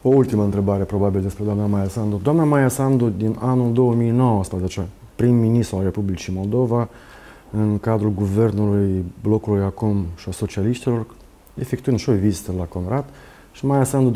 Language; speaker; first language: Romanian; native; Romanian